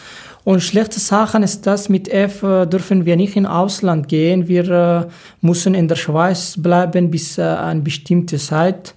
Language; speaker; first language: German; non-native, learner; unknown